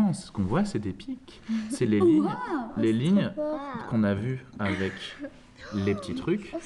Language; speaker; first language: French; native; French